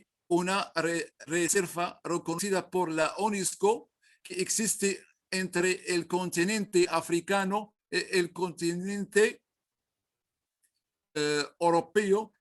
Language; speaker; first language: Spanish; non-native, learner; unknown